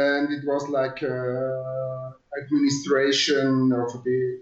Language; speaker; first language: English; non-native, fluent; Swiss German